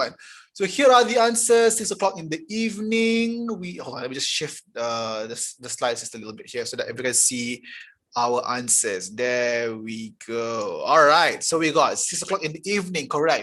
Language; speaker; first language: English; non-native, local second language; Malay